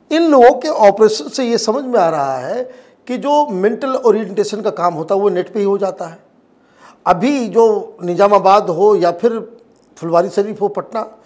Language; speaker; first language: Hindi; native; Hindi